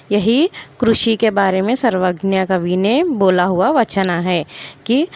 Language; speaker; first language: Hindi; non-native, local second language; Kannada